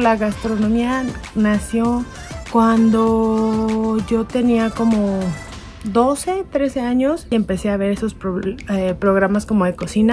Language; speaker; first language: Spanish; native; Spanish